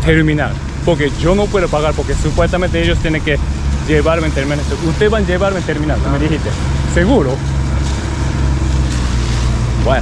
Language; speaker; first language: Spanish; non-native, learner; Japanese